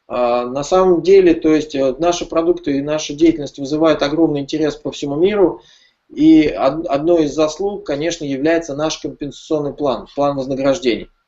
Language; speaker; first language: Russian; native; Russian